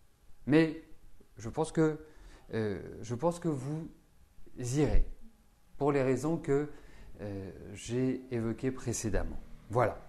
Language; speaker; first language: French; native; French